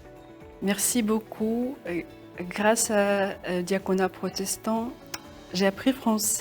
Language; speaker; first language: French; non-native, learner; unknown